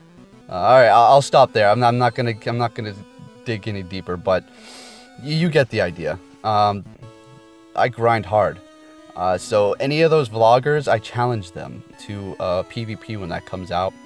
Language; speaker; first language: English; native; English